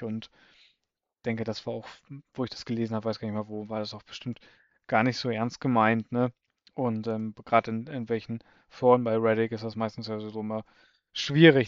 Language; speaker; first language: German; native; German